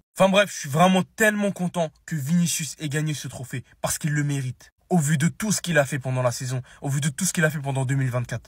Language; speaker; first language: French; native; French